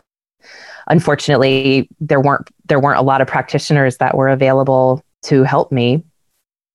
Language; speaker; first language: English; native; English